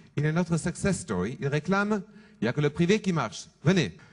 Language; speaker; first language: French; non-native, fluent; German